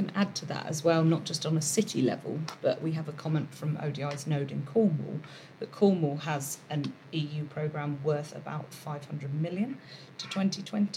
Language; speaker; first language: English; native; English